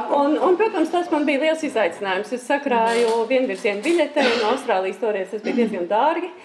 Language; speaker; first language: Latvian; early bilingual, heritage; Latvian